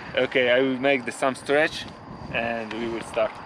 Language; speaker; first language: English; non-native, learner; Polish